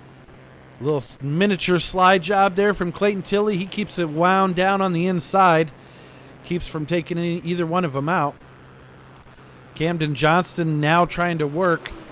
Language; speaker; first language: English; native; English